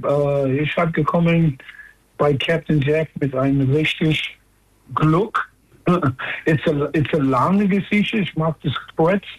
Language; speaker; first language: German; non-native, learner; English